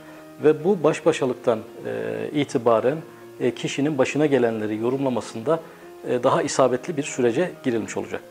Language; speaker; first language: Turkish; native; Turkish